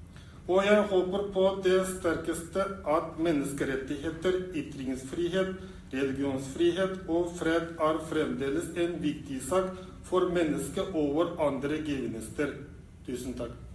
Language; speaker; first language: Norwegian; non-native, fluent; Uyghur